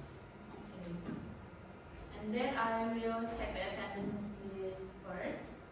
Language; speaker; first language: English; non-native, learner; Indonesian